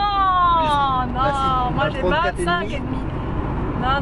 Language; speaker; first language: French; native; French